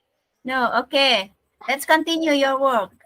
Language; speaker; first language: English; non-native, learner; Indonesian